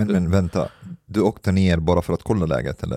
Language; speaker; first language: Swedish; non-native, fluent; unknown